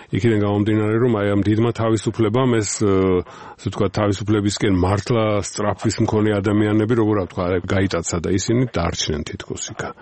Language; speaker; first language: Georgian; native; Georgian